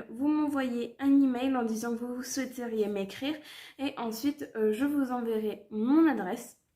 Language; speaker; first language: French; native; French